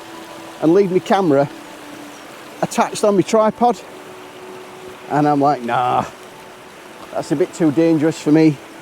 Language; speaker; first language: English; native; English